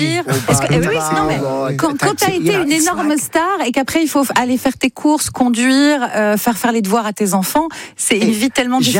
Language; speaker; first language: French; native; French